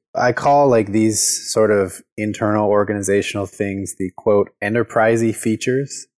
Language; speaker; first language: English; native; English